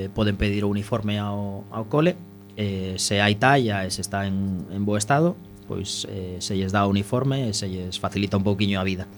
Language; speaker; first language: Galician; non-native, local second language; Spanish